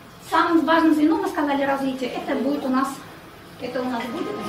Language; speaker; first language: Russian; native; Russian